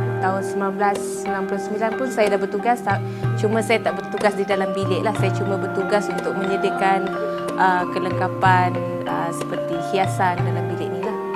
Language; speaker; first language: Malay; native; Malay